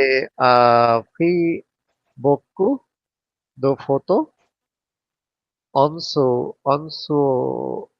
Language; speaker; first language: French; non-native, learner; Bangla